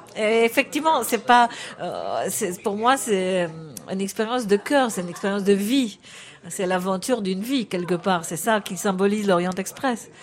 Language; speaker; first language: French; non-native, fluent; Romanian